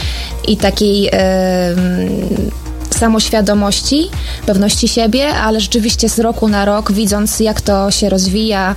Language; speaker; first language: Polish; native; Polish